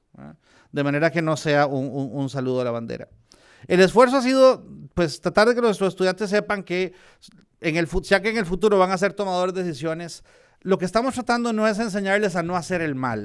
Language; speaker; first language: Spanish; native; Spanish